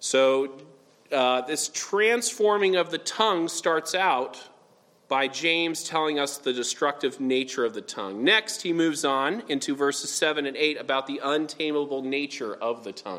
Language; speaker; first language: English; native; English